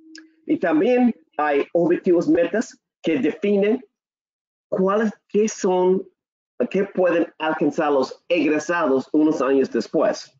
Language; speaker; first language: Spanish; non-native, learner; English